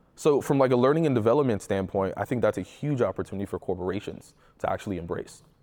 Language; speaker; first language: English; early bilingual, other home language; Spanish